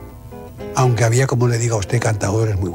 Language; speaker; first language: Spanish; native; Spanish